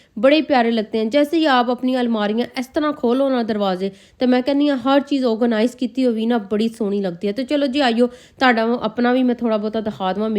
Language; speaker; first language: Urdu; non-native, local second language; Punjabi